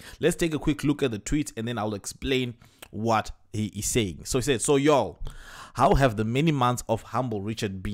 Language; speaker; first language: English; native; English